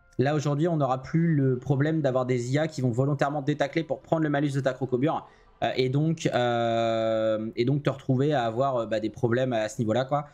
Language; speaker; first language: French; native; French